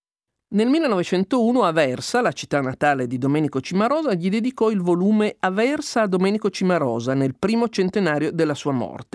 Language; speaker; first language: Italian; native; Italian